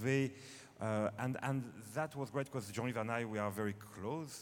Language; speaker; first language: English; non-native, fluent; French